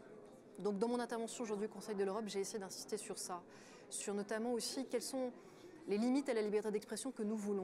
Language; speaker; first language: French; native; French